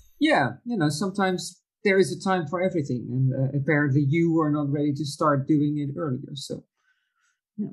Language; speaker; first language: English; non-native, fluent; Dutch